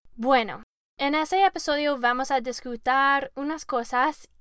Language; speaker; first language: Spanish; non-native, learner; English